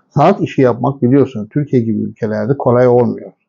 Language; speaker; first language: Turkish; non-native, fluent; Persian